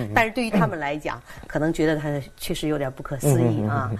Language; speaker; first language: Chinese; non-native, fluent; Indonesian